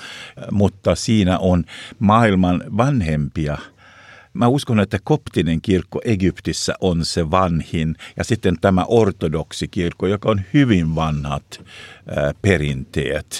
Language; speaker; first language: Finnish; non-native, local second language; Swedish